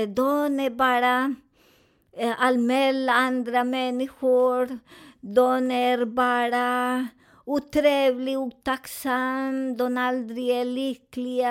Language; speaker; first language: Swedish; non-native, fluent; Spanish